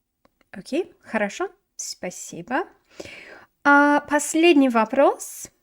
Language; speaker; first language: Russian; non-native, fluent; English